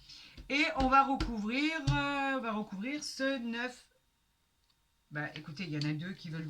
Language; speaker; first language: French; native; French